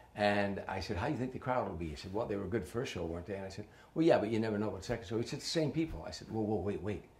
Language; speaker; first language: English; native; English